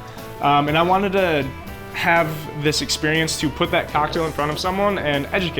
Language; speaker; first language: English; native; English